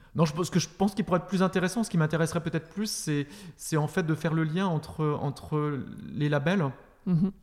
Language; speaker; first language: French; native; French